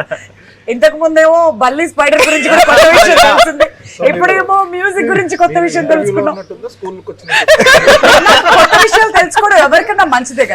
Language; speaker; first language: Telugu; native; Telugu